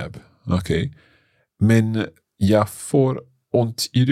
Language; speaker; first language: Swedish; non-native, learner; English